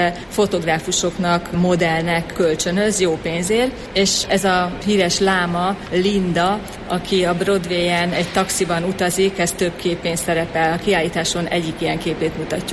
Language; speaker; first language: Hungarian; native; Hungarian